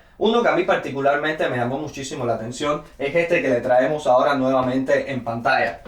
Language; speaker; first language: Spanish; native; Spanish